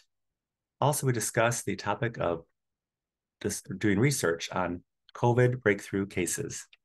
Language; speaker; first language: English; native; English